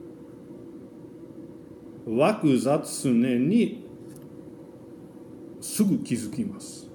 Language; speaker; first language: Japanese; non-native, fluent; German